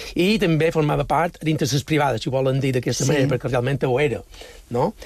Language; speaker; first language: Catalan; native; Catalan